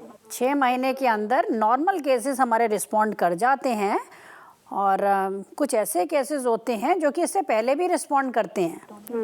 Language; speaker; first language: Hindi; native; Hindi